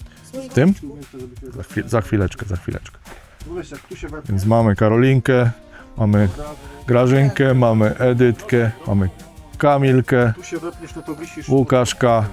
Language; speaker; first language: Polish; native; Polish